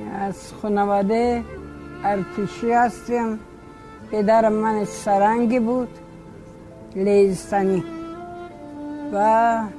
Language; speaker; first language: Persian; early bilingual, other home language; Polish